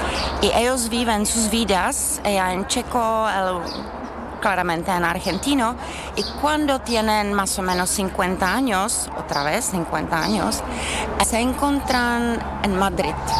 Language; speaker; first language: Spanish; non-native, learner; Czech